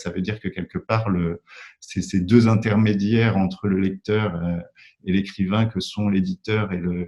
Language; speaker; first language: French; native; French